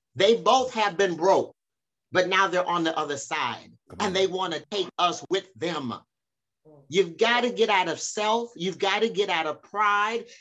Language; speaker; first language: English; native; English